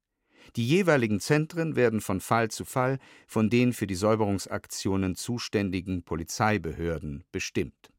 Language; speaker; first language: German; native; German